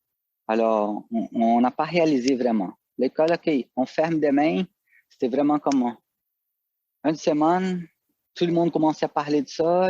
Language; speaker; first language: French; non-native, fluent; Portuguese